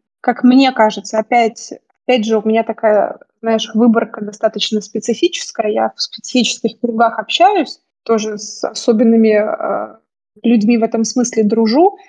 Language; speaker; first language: Russian; native; Russian